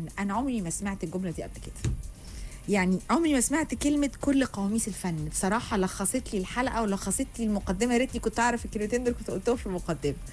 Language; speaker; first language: Arabic; native; Arabic